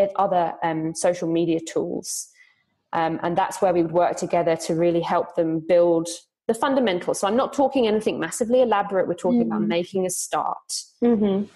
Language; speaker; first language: English; native; English